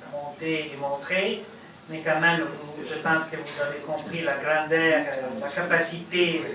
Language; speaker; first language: French; non-native, fluent; Italian